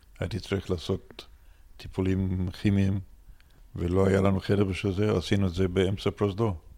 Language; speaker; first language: Hebrew; non-native, fluent; English